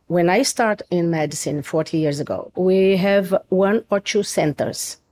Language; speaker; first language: English; non-native, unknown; Portuguese